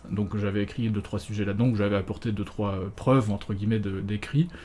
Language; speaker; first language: French; native; French